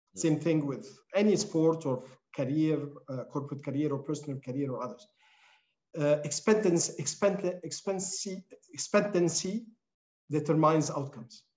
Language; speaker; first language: English; non-native, fluent; Arabic